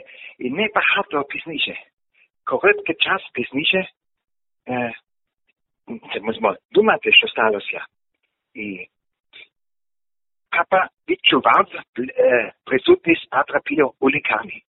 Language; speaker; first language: Ukrainian; non-native, learner; German